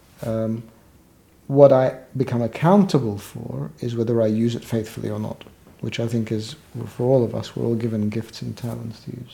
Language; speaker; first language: English; native; English